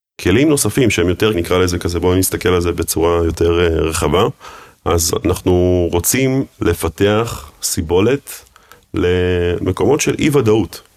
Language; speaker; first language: Hebrew; early bilingual, other home language; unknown